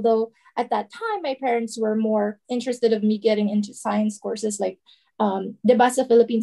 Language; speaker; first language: English; non-native, local second language; Filipino